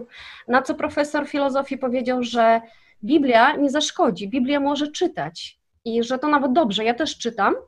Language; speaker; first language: Polish; early bilingual, heritage; Kazakh